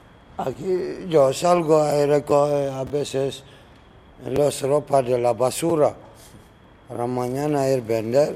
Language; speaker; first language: Spanish; non-native, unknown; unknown